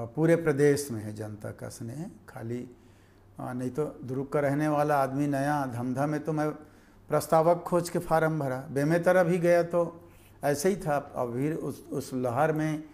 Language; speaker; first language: Hindi; native; Hindi